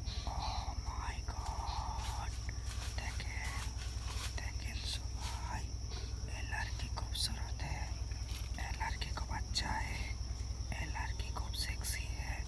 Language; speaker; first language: Hindi; non-native, learner; Bangla